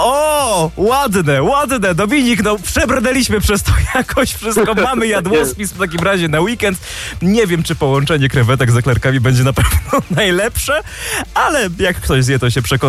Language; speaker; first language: Polish; native; Polish